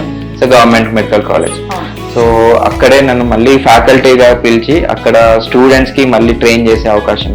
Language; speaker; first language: Telugu; native; Telugu